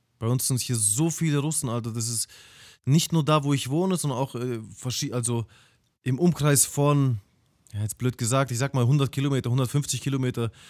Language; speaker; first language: German; early bilingual, other home language; Russian